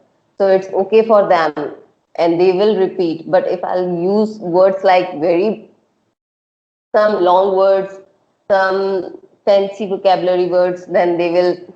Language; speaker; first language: English; non-native, local second language; Hindi